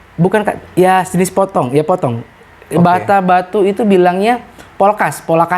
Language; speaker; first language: Malay; native; Malay